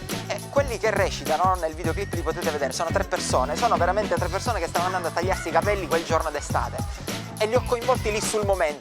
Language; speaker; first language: Italian; native; Italian